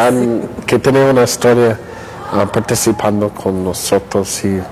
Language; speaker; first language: Spanish; non-native, fluent; English